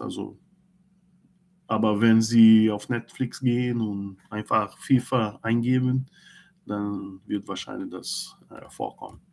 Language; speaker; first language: German; non-native, learner; Portuguese